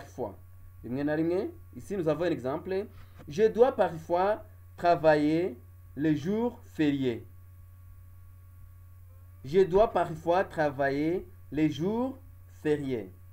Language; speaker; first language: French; non-native, local second language; Kinyarwanda